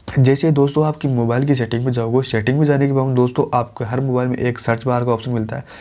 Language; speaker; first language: Hindi; native; Hindi